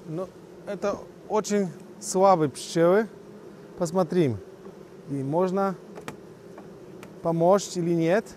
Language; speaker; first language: Polish; non-native, learner; Russian